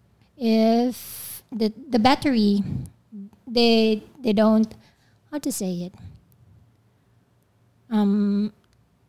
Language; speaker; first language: English; non-native, local second language; Filipino